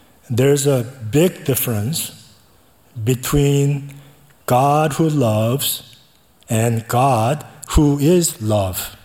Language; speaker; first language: English; non-native, fluent; Korean